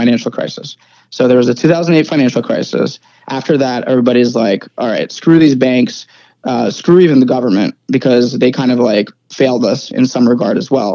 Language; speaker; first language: English; native; English